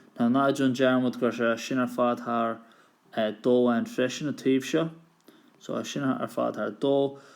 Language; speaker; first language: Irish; native; Irish